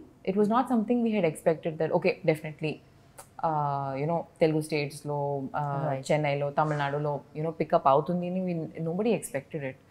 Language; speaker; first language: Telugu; non-native, learner; Kannada